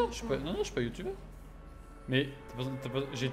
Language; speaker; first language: French; native; French